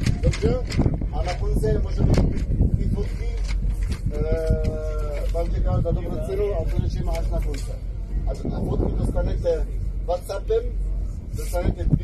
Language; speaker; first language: Czech; non-native, fluent; Arabic